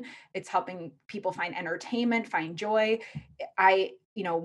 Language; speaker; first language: English; native; English